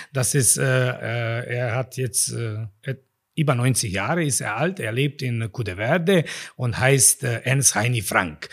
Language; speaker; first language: German; non-native, fluent; Serbian